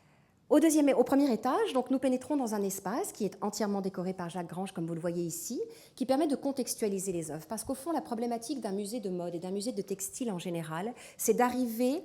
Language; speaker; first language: French; native; French